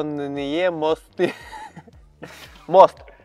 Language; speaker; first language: Russian; native; Russian